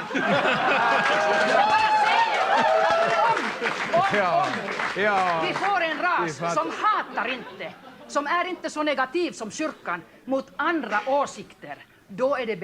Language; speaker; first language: Swedish; non-native, local second language; Finnish